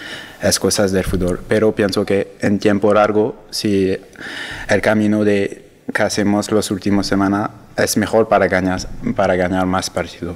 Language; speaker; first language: Spanish; non-native, learner; French